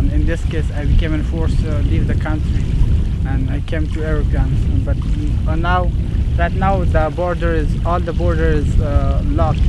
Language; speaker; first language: English; non-native, learner; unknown